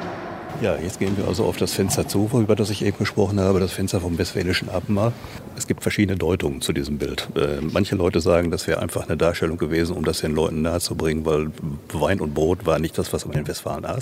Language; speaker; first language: German; native; German